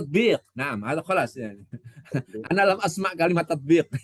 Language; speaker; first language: Arabic; non-native, fluent; Indonesian